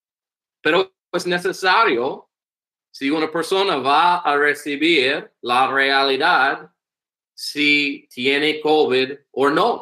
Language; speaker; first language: Spanish; non-native, learner; English